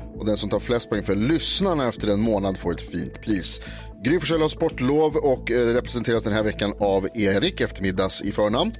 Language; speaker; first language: Swedish; native; Swedish